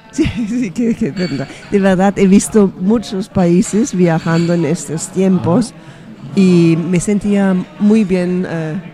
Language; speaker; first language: Spanish; non-native, fluent; German